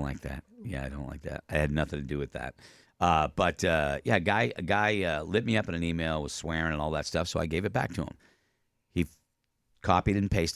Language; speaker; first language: English; native; English